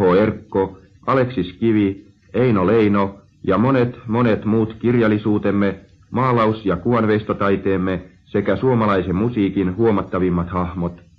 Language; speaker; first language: Finnish; native; Finnish